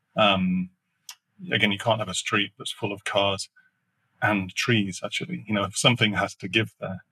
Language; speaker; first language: English; native; English